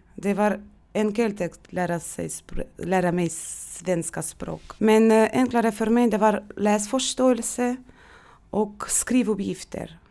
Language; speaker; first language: Swedish; non-native, fluent; Russian